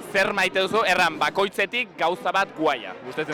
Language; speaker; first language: Basque; native; Basque